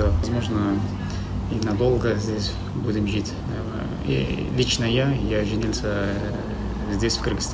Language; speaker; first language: Russian; non-native, learner; Arabic